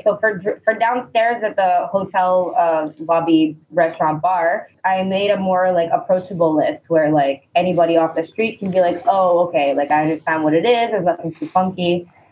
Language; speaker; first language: English; native; English